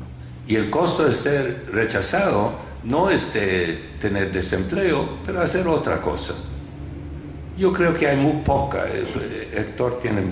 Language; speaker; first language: Spanish; non-native, fluent; English